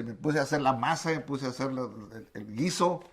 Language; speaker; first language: Spanish; early bilingual, heritage; Spanish